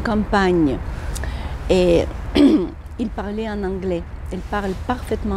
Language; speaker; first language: French; non-native, fluent; Ukrainian